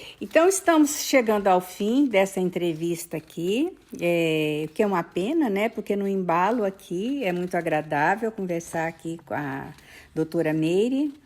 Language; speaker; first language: Portuguese; native; Portuguese